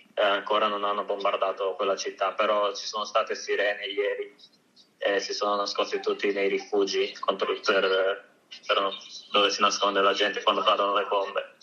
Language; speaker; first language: Italian; early bilingual, other home language; Ukrainian